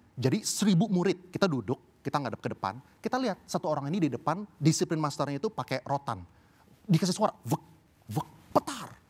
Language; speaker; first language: Indonesian; early bilingual, heritage; Indonesian